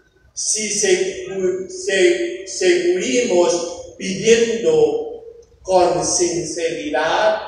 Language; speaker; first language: Spanish; non-native, fluent; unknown